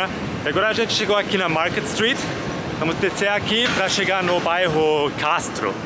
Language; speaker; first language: Portuguese; non-native, fluent; German